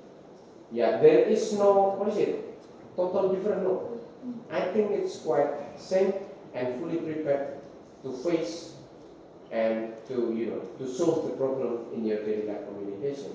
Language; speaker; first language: English; non-native, fluent; Indonesian